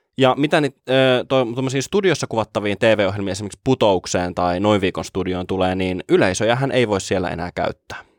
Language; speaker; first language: Finnish; native; Finnish